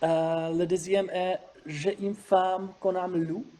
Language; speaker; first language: French; non-native, fluent; Czech